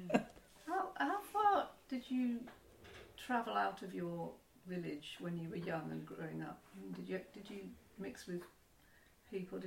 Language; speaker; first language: English; native; English